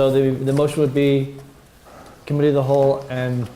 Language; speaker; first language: English; native; English